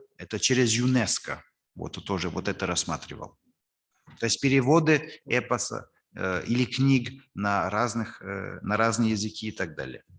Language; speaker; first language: Russian; non-native, fluent; French